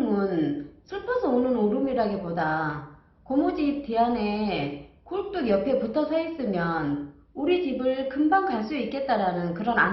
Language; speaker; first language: Korean; native; Korean